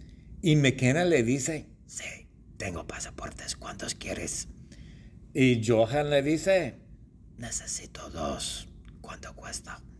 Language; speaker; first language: Spanish; non-native, fluent; English